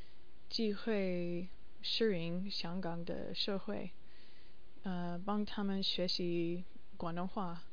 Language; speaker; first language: Chinese; non-native, learner; English